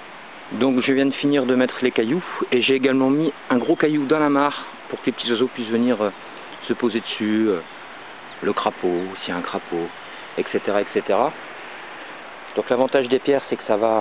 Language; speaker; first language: French; native; French